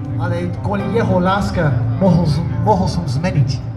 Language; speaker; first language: Slovak; non-native, learner; English